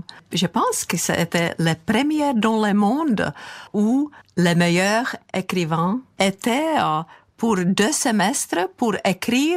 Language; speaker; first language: French; non-native, fluent; Czech